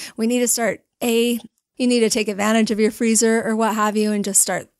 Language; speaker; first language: English; native; English